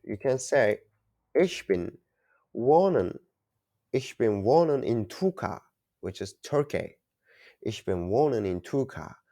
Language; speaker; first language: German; non-native, learner; Turkish